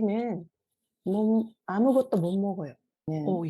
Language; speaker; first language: Korean; non-native, fluent; Japanese